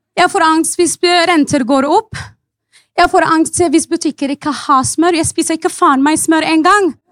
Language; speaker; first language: Norwegian; non-native, fluent; Arabic